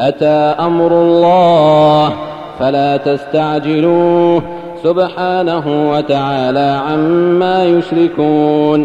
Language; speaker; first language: Arabic; native; Arabic